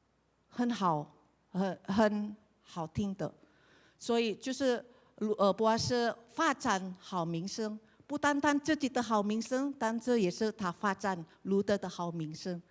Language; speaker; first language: Chinese; non-native, learner; Indonesian